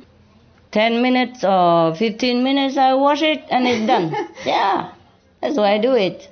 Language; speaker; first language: English; non-native, learner; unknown